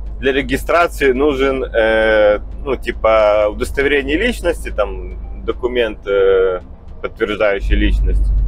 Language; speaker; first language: Russian; native; Russian